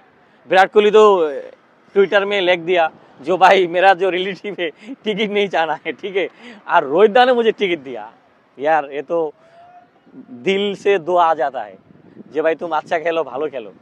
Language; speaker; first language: Hindi; non-native, learner; Bangla